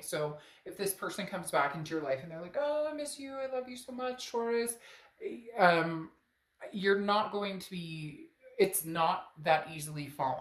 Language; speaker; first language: English; native; English